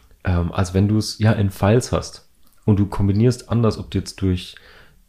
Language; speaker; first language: German; native; German